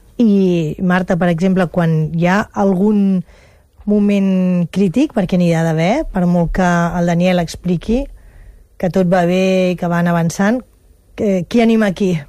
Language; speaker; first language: Catalan; native; Catalan